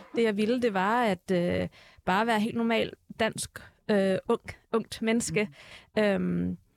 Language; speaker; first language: Danish; early bilingual, other home language; Arabic